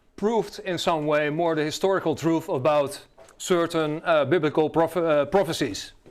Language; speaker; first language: English; non-native, fluent; Dutch